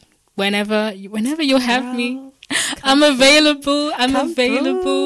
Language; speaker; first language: English; native; English